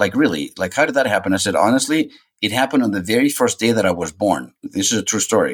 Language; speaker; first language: English; non-native, fluent; Greek